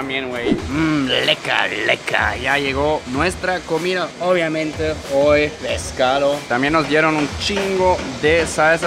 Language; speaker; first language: Spanish; non-native, fluent; German